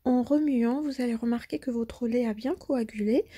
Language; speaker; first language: French; non-native, local second language; Arabic